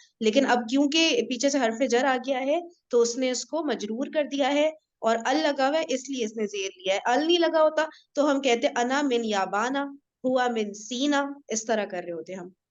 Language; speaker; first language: Urdu; native; Urdu